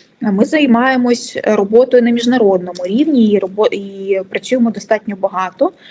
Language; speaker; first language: Ukrainian; non-native, local second language; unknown